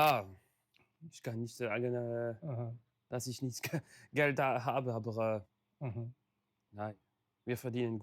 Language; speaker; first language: German; non-native, fluent; French